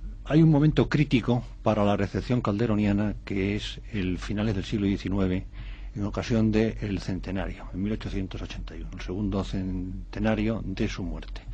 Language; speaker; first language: Spanish; native; Spanish